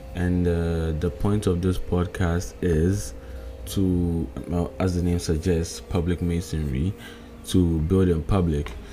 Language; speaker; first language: English; non-native, local second language; Akan